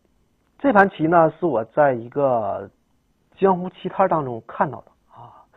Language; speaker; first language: Chinese; native; Chinese